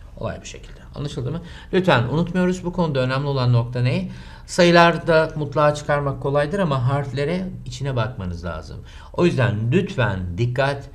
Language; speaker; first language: Turkish; native; Turkish